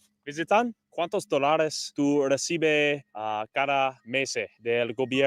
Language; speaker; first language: Spanish; non-native, learner; English